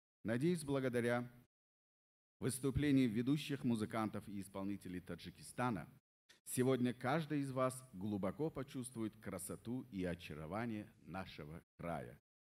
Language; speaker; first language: Russian; non-native, local second language; Persian